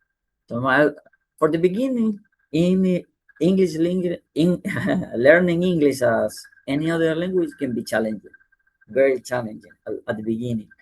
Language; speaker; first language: English; non-native, fluent; Spanish